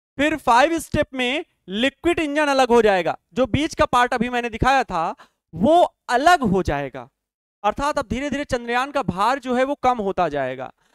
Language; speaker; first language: Hindi; native; Hindi